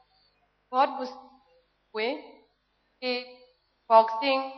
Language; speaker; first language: Hindi; non-native, local second language; Manipuri